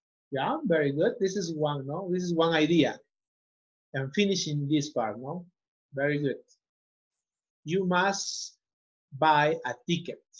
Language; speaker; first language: English; non-native, fluent; Spanish